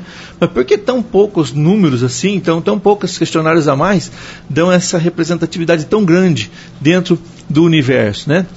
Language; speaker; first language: Portuguese; native; Portuguese